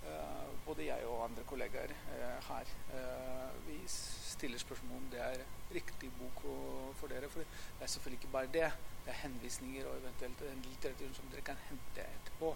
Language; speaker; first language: Norwegian; non-native, fluent; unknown